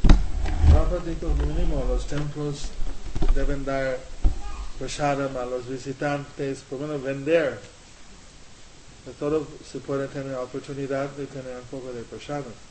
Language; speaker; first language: Spanish; non-native, learner; English